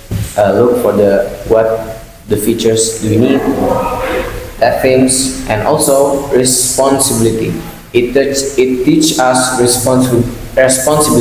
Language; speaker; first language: English; non-native, learner; Indonesian